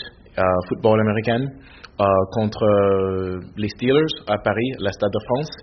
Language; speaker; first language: French; non-native, fluent; English